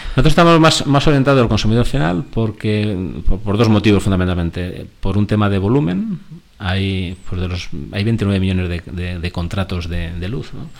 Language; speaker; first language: Spanish; native; Spanish